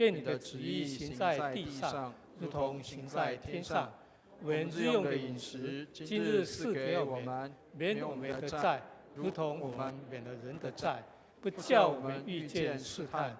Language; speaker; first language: Chinese; native; Chinese